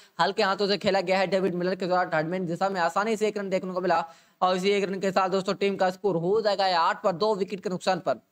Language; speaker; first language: Hindi; native; Hindi